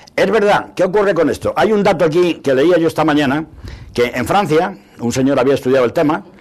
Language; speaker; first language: Spanish; native; Spanish